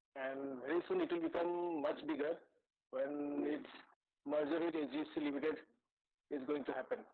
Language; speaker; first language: English; non-native, local second language; Assamese